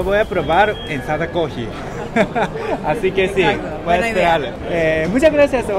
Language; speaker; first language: Spanish; non-native, learner; Japanese